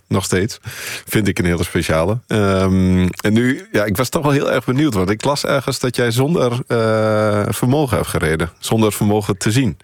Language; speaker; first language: Dutch; native; Dutch